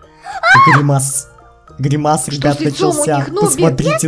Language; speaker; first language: Russian; native; Russian